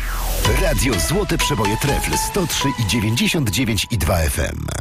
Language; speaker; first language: Polish; native; Polish